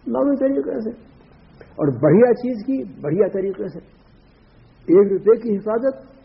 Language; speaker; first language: Urdu; native; Urdu